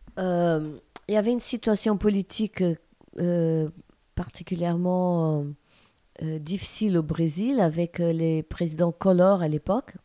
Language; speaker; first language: French; non-native, fluent; Portuguese